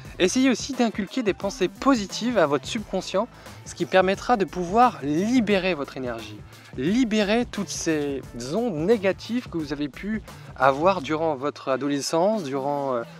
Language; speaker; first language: French; native; French